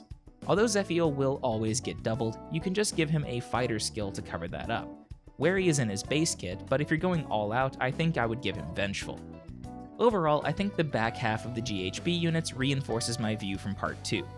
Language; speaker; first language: English; native; English